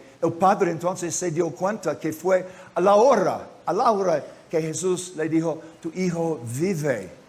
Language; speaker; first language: Spanish; non-native, learner; English